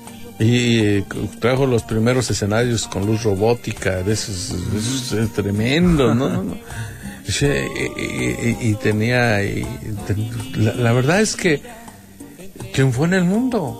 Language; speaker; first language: Spanish; native; Spanish